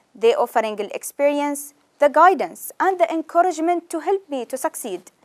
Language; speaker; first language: English; non-native, fluent; Arabic